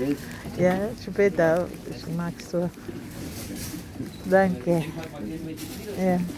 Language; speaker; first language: German; non-native, learner; Lingala